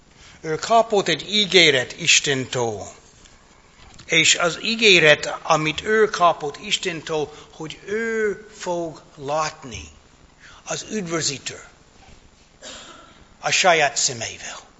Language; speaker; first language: Hungarian; non-native, fluent; English